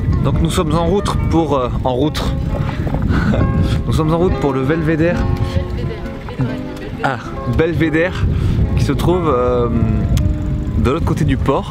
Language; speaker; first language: French; native; French